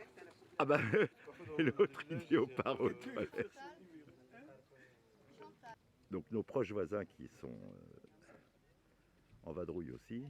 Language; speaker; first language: French; native; French